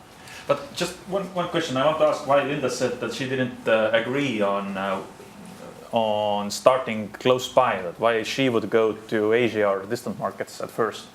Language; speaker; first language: English; non-native, fluent; Estonian